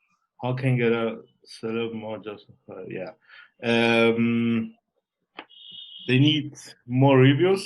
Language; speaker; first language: English; non-native, fluent; German